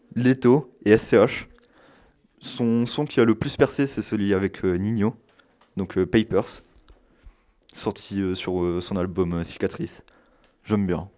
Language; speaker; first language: French; native; French